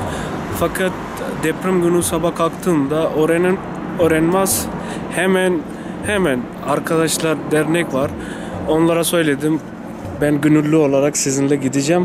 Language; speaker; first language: Turkish; non-native, fluent; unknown